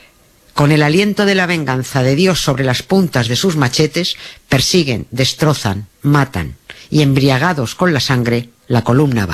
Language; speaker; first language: Spanish; native; Spanish